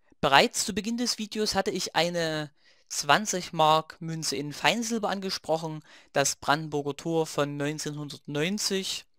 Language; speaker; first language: German; native; German